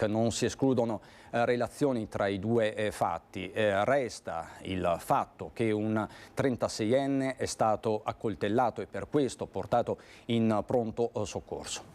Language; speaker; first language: Italian; native; Italian